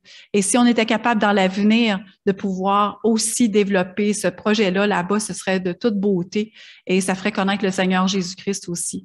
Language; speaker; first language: French; native; French